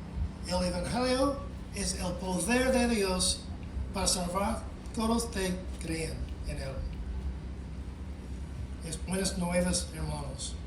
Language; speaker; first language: Spanish; non-native, fluent; English